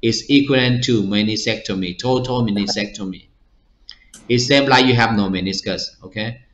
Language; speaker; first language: English; non-native, fluent; Thai